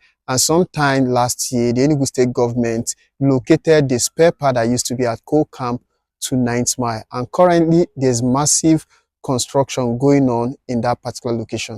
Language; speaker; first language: English; non-native, local second language; Igbo